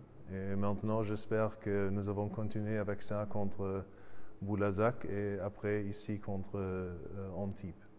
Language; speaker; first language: French; non-native, fluent; German